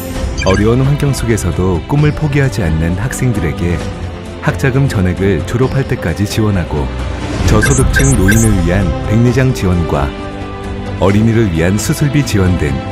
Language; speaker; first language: Korean; native; Korean